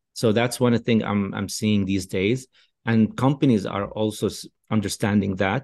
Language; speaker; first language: English; non-native, fluent; Arabic